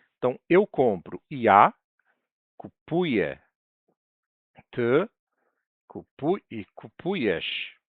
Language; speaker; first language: Polish; non-native, fluent; Portuguese